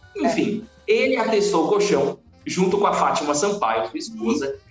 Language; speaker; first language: Portuguese; native; Portuguese